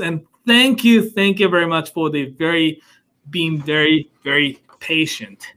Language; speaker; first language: English; non-native, fluent; Japanese